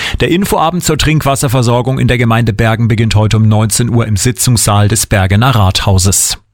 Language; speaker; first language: German; native; German